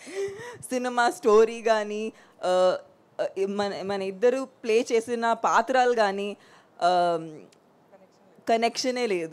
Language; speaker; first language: Telugu; non-native, fluent; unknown